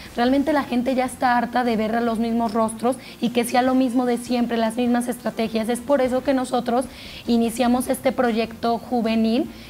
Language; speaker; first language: Spanish; native; Spanish